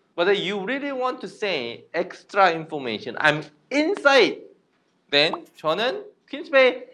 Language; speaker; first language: English; non-native, fluent; Korean